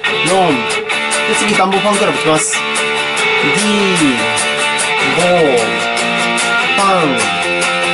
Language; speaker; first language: Japanese; native; Japanese